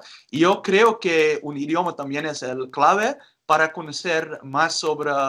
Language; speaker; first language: Spanish; non-native, learner; Dutch